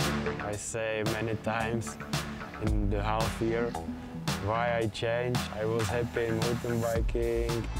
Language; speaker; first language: English; non-native, learner; Czech